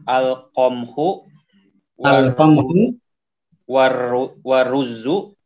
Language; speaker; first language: Arabic; non-native, learner; Indonesian